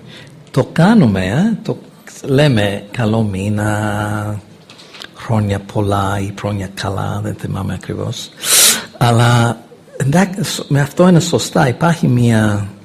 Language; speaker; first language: Greek; non-native, fluent; English